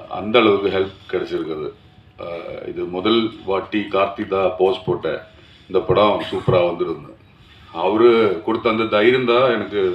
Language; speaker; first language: Tamil; non-native, learner; Malayalam